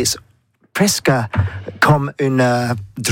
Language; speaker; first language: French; non-native, learner; English